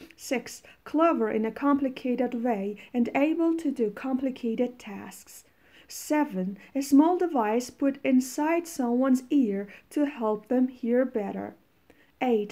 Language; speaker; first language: English; non-native, fluent; Persian